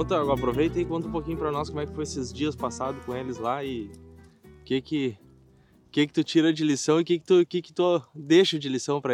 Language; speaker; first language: Portuguese; native; Portuguese